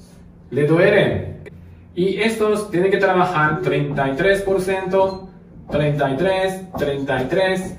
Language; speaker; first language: Spanish; non-native, learner; Japanese